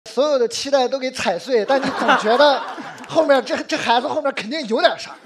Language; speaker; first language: Chinese; native; Chinese